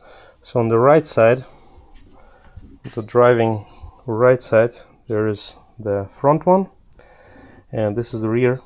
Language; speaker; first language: English; non-native, fluent; German